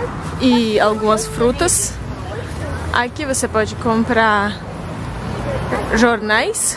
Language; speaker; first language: Portuguese; non-native, fluent; Russian